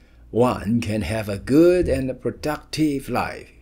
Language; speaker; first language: English; non-native, fluent; Chinese